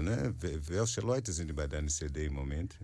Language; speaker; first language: German; non-native, learner; Portuguese